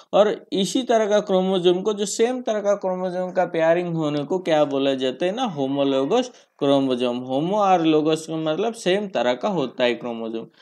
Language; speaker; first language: Hindi; non-native, local second language; Bangla